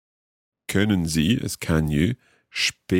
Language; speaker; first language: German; non-native, learner; English